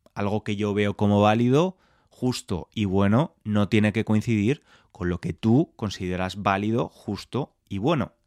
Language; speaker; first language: Spanish; native; Spanish